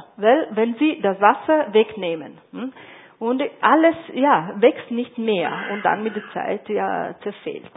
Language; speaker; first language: German; non-native, fluent; Italian